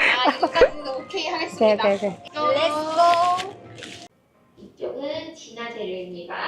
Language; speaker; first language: Korean; non-native, learner; Vietnamese